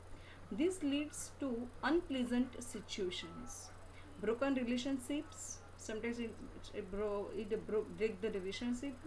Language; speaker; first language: English; non-native, local second language; Gujarati